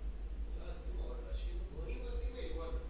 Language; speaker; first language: Portuguese; native; Portuguese